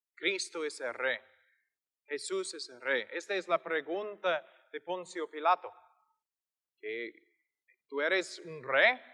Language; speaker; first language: Spanish; non-native, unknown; English